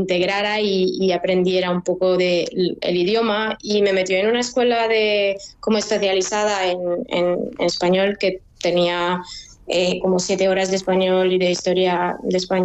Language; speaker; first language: Spanish; non-native, fluent; French